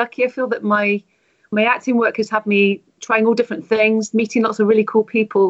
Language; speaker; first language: English; native; English